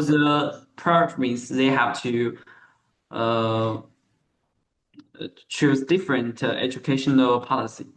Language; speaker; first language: English; non-native, learner; Chinese